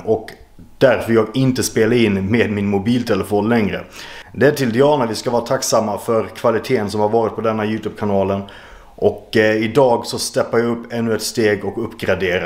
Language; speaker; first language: Swedish; native; Swedish